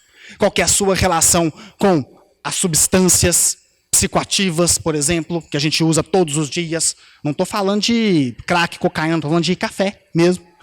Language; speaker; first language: Portuguese; native; Portuguese